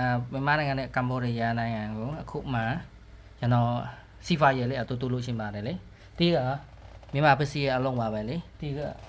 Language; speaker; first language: Burmese; non-native, learner; Khmer